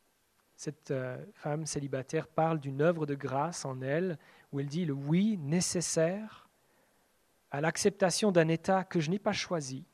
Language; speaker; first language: French; native; French